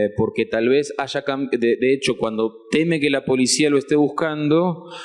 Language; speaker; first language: Spanish; native; Spanish